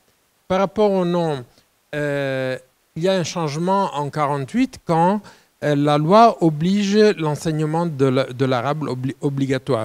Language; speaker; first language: French; non-native, fluent; Italian